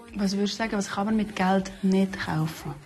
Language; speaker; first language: German; native; German